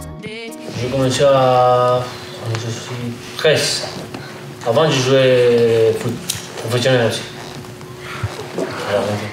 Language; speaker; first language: French; non-native, learner; Spanish